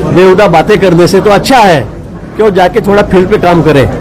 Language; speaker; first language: Hindi; non-native, local second language; Marathi